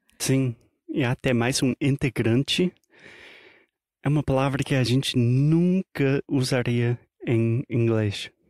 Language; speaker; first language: Portuguese; non-native, fluent; English